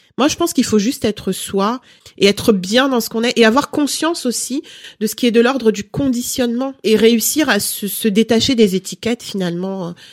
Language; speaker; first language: French; early bilingual, other home language; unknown